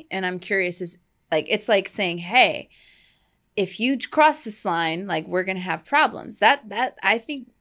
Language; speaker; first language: English; native; English